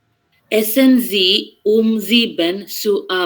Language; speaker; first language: German; non-native, learner; Bangla